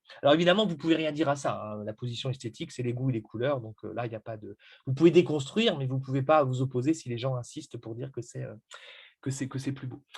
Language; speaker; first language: French; native; French